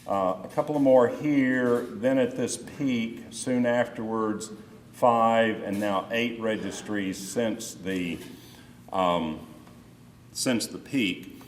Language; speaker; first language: English; native; English